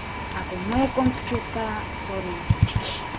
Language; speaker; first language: Bulgarian; native; Bulgarian